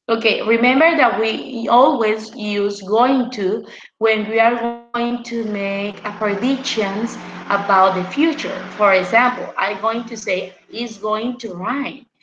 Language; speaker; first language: English; non-native, fluent; Spanish